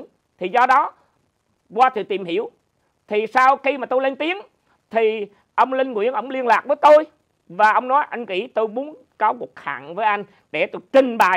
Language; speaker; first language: Vietnamese; native; Vietnamese